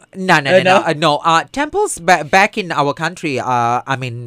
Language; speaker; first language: English; non-native, local second language; Tamil